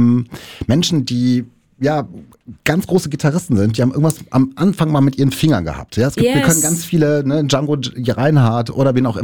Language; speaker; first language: German; native; German